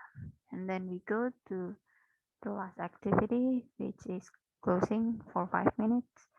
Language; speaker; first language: English; non-native, fluent; Indonesian